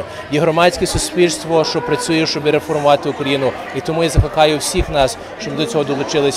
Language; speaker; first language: Ukrainian; early bilingual, heritage; Ukrainian